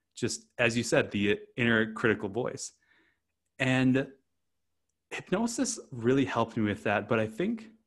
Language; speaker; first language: English; native; English